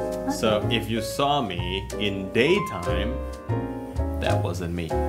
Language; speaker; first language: English; non-native, fluent; Indonesian